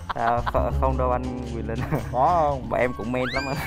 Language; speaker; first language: Vietnamese; native; Vietnamese